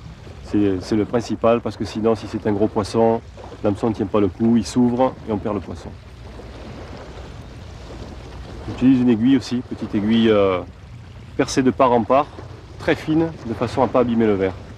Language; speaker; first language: French; native; French